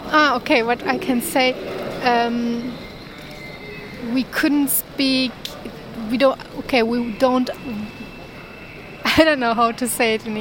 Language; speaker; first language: English; non-native, learner; Turkish